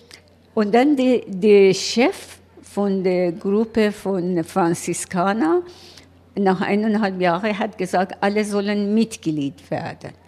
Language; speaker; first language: German; non-native, learner; Persian